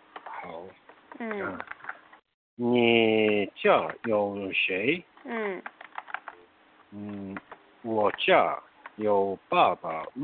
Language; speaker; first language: Chinese; non-native, learner; Korean